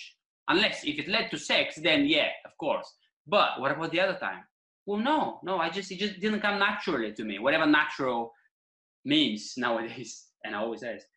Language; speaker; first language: English; non-native, fluent; Bulgarian